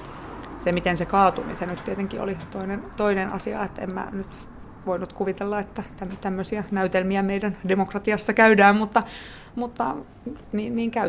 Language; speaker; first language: Finnish; native; Finnish